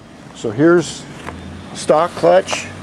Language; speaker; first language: English; native; English